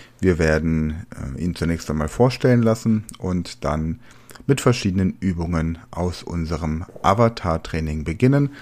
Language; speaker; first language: German; native; German